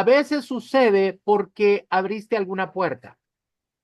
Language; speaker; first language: Spanish; native; Spanish